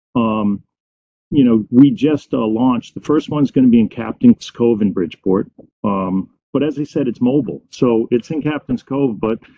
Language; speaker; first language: English; native; English